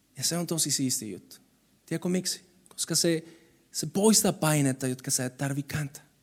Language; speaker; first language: Finnish; non-native, fluent; Spanish